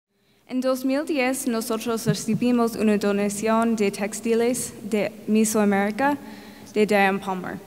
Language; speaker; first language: Spanish; non-native, fluent; English